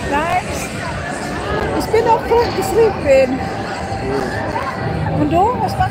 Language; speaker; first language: German; non-native, learner; Cebuano